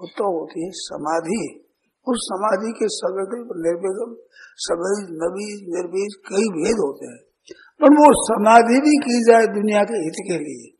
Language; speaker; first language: Hindi; native; Hindi